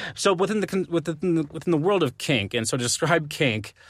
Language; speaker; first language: English; native; English